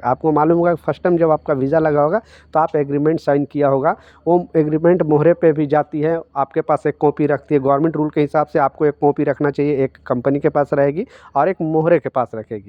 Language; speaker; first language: Hindi; native; Hindi